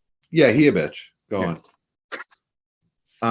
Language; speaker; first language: English; native; English